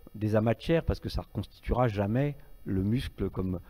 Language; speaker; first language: French; native; French